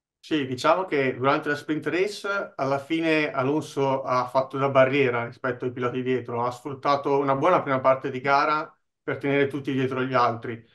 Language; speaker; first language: Italian; native; Italian